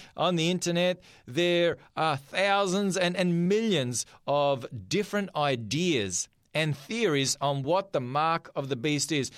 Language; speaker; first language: English; non-native, fluent; Macedonian